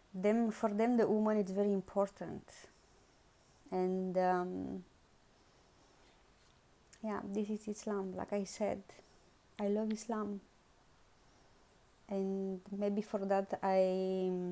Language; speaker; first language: English; non-native, learner; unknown